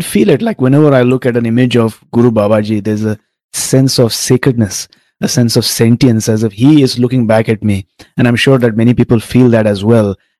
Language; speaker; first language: English; non-native, local second language; Tamil